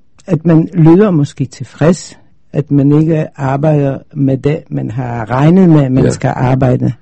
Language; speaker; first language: Danish; non-native, fluent; Polish